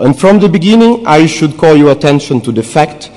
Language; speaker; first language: English; non-native, fluent; Portuguese